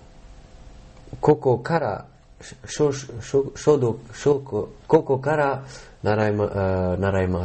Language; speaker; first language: Japanese; non-native, learner; Arabic